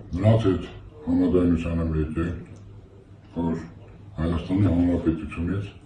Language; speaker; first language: Armenian; native; Armenian